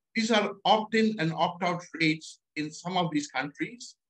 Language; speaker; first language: English; non-native, local second language; Hindi